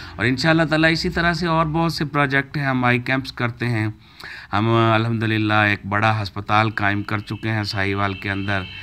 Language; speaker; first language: Urdu; non-native, local second language; Punjabi